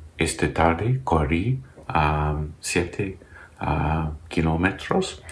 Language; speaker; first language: Spanish; non-native, learner; English